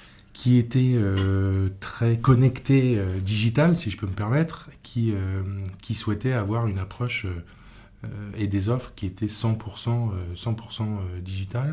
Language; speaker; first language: French; native; French